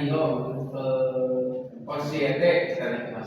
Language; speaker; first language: Japanese; non-native, learner; Indonesian